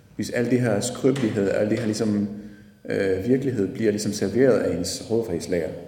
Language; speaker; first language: Danish; non-native, fluent; Polish